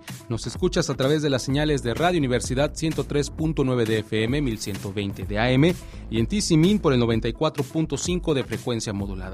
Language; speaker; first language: Spanish; native; Spanish